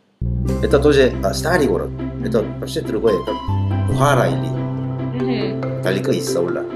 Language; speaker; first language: Russian; non-native, learner; Korean